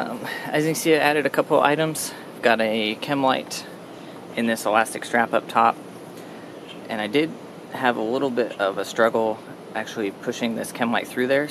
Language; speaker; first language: English; native; English